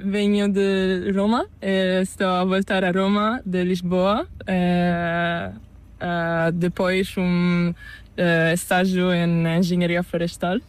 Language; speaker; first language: Portuguese; non-native, learner; Italian